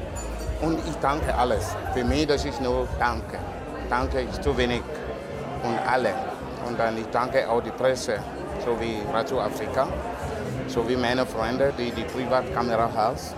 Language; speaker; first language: German; non-native, learner; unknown